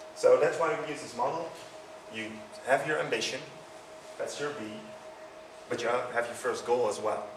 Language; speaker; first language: English; non-native, fluent; Dutch